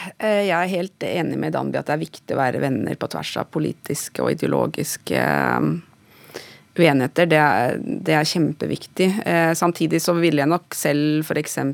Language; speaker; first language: Norwegian; native; Norwegian